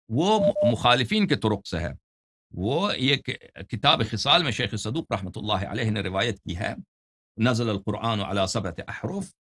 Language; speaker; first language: Urdu; non-native, fluent; Persian